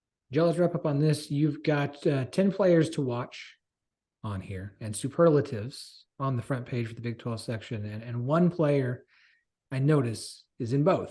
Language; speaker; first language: English; native; English